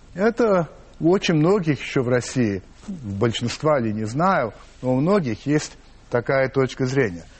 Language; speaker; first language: Russian; early bilingual, heritage; English